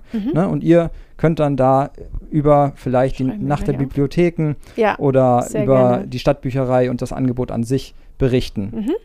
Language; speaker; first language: German; native; German